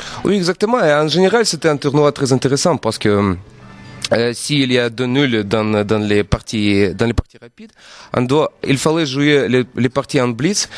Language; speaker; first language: French; non-native, fluent; Russian